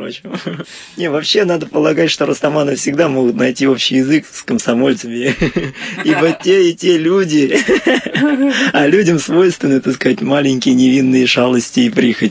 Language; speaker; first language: Russian; native; Russian